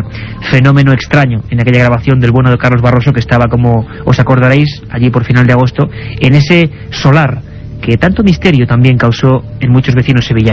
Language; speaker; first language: Spanish; native; Spanish